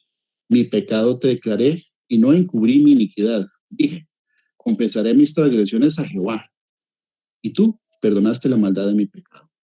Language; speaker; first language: Spanish; native; Spanish